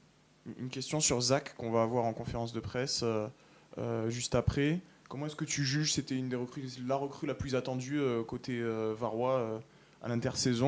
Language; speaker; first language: French; native; French